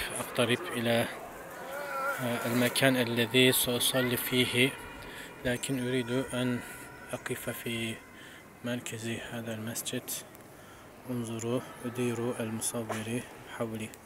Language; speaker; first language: Arabic; non-native, fluent; Turkish